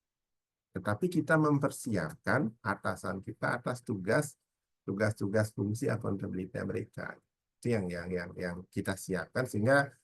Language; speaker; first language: Indonesian; native; Indonesian